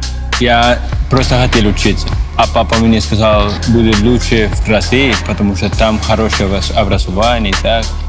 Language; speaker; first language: Russian; non-native, learner; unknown